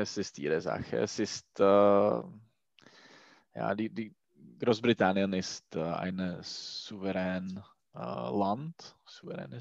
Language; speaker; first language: German; non-native, learner; Czech